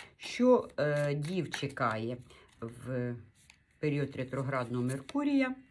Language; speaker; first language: Ukrainian; non-native, local second language; Russian